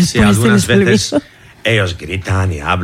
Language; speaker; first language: Spanish; non-native, fluent; English